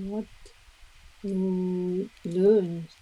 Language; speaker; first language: English; non-native, learner; Japanese